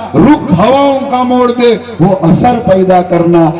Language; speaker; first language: Hindi; non-native, local second language; Marathi